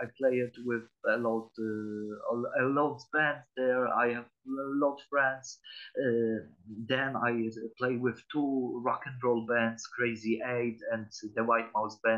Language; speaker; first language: English; non-native, learner; Polish